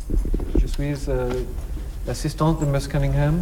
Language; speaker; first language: French; non-native, learner; English